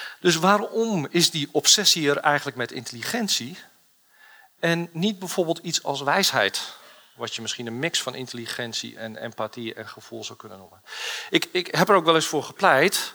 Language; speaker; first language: Dutch; native; Dutch